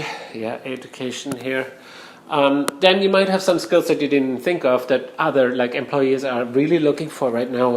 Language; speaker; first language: English; non-native, fluent; German